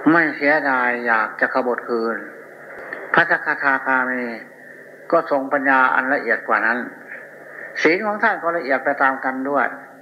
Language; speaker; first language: Thai; native; Thai